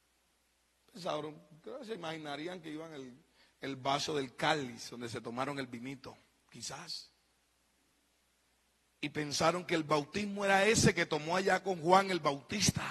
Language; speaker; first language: Spanish; native; Spanish